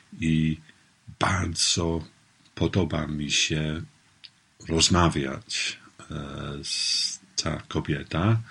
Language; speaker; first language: Polish; non-native, learner; English